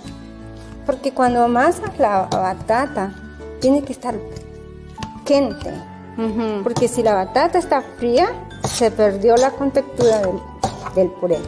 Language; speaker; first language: Portuguese; non-native, learner; Spanish